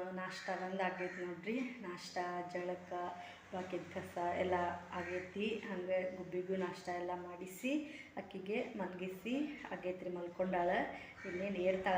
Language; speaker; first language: Kannada; native; Kannada